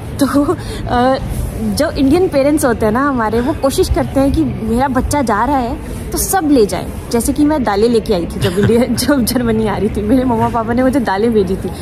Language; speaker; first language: Hindi; native; Hindi